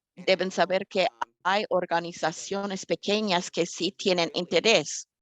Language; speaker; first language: Spanish; non-native, fluent; English